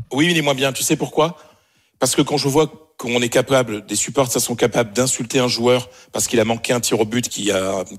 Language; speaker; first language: French; native; French